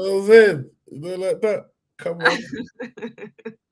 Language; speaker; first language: English; native; English